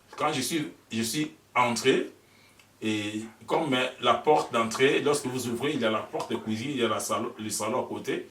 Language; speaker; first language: French; non-native, local second language; Lingala